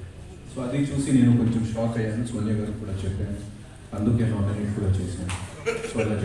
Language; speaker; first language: Telugu; non-native, fluent; Hindi